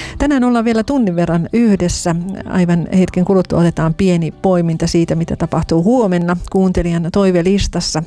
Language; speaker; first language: Finnish; native; Finnish